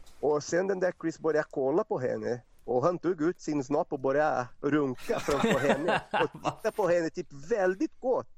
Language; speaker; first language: Swedish; non-native, fluent; Portuguese